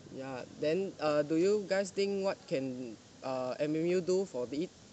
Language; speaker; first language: English; non-native, learner; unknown